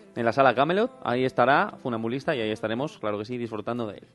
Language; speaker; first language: Spanish; native; Spanish